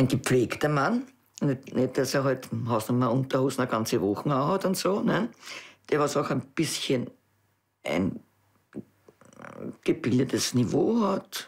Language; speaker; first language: German; native; German